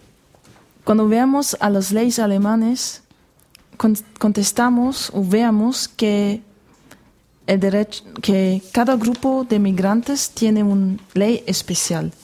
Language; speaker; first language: Spanish; non-native, fluent; German